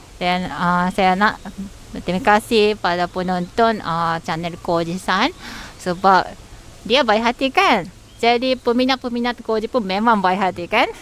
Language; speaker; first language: Malay; non-native, fluent; Japanese